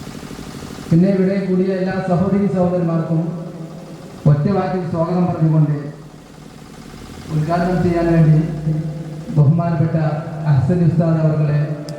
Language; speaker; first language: Malayalam; native; Malayalam